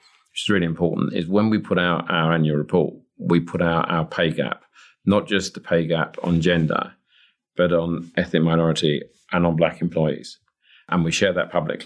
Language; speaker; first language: English; native; English